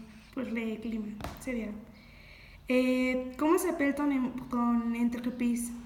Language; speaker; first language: French; non-native, learner; Spanish